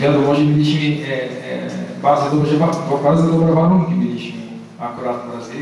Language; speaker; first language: Polish; non-native, learner; Portuguese